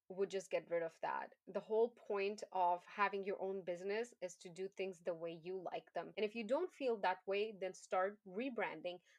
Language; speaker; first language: English; non-native, fluent; Persian